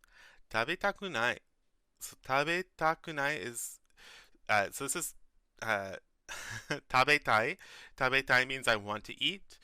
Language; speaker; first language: Japanese; non-native, learner; English